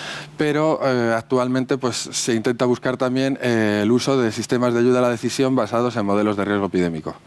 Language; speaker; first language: Spanish; native; Spanish